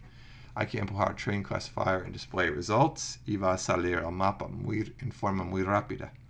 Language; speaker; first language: Spanish; non-native, fluent; English